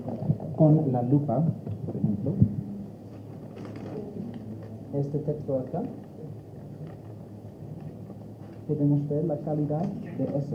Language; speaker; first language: Spanish; non-native, learner; English